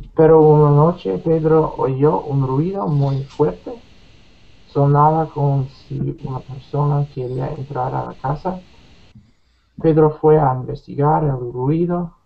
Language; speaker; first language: Spanish; non-native, learner; English